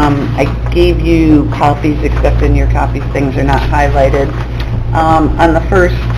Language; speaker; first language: English; native; English